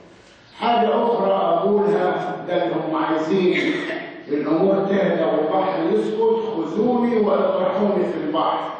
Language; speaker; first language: Arabic; native; Arabic